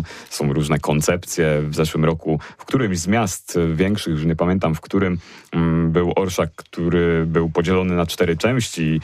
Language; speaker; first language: Polish; native; Polish